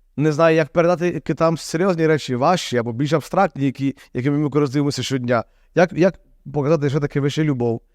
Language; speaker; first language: Ukrainian; native; Ukrainian